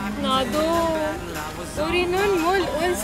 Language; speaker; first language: Korean; non-native, learner; Filipino